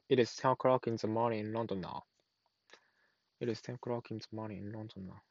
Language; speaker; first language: English; non-native, learner; Japanese